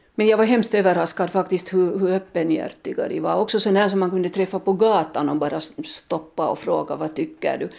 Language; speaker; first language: Swedish; native; Swedish